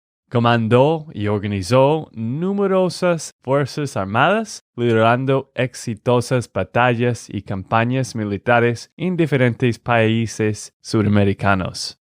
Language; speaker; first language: Spanish; non-native, fluent; English